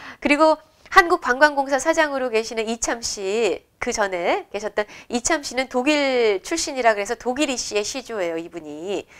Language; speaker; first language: Korean; native; Korean